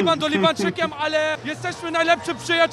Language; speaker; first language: Polish; early bilingual, heritage; Polish